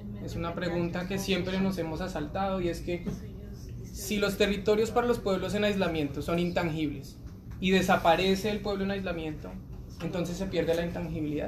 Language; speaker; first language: Spanish; native; Spanish